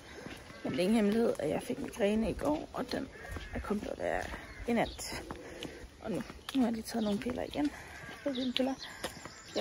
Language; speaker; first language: Danish; native; Danish